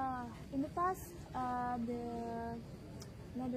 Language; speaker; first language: English; non-native, learner; Javanese